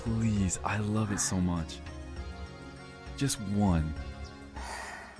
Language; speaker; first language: English; native; English